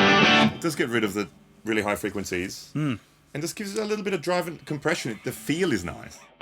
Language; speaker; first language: English; native; English